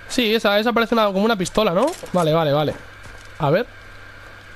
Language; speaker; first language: Spanish; native; Spanish